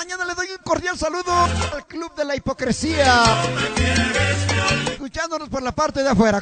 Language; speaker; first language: Spanish; native; Spanish